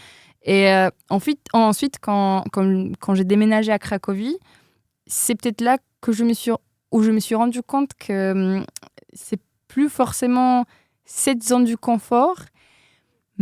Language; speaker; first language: French; non-native, fluent; Polish